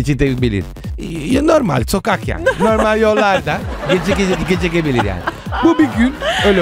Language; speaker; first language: Turkish; non-native, fluent; Italian